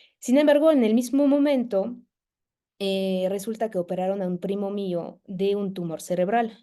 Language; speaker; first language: Spanish; non-native, fluent; French